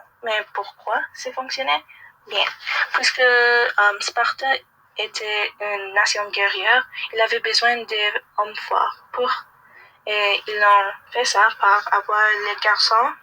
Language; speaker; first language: French; non-native, learner; English